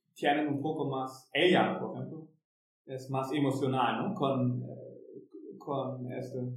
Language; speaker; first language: Spanish; non-native, learner; German